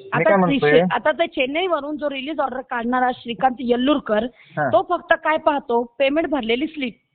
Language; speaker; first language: Marathi; native; Marathi